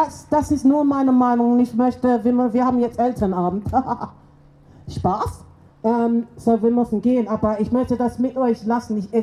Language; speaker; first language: German; non-native, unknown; English